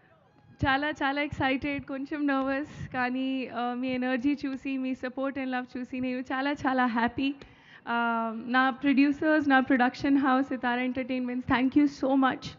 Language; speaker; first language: Telugu; non-native, learner; Hindi